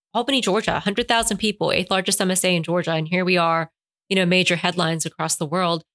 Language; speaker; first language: English; non-native, fluent; Spanish